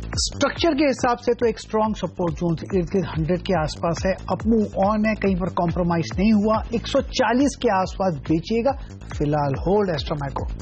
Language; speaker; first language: Hindi; non-native, local second language; Gujarati